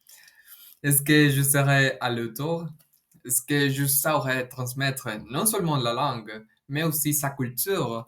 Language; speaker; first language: French; non-native, fluent; Spanish